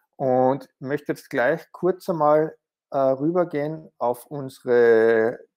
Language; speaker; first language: German; native; German